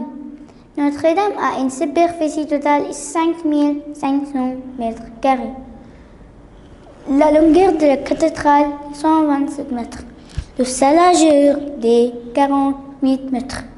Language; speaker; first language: French; non-native, learner; Arabic